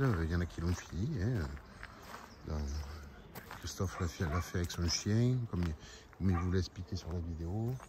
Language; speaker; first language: French; native; French